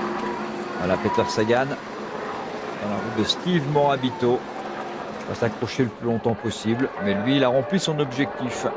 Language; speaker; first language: French; native; French